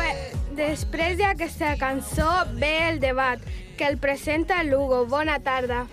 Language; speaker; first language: Catalan; non-native, local second language; Spanish